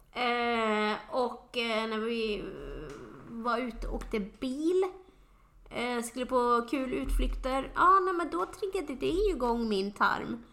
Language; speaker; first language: Swedish; native; Swedish